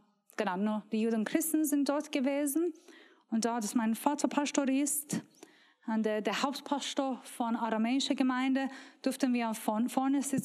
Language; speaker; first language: German; non-native, learner; Persian